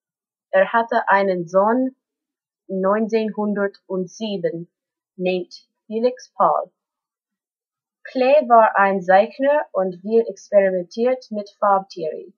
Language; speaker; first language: German; non-native, learner; English